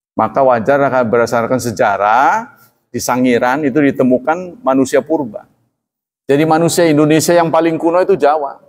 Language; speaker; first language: Indonesian; non-native, local second language; Javanese